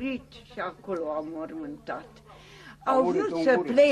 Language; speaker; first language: Romanian; non-native, local second language; Hungarian